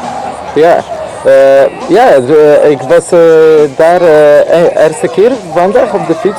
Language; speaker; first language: Dutch; non-native, learner; Polish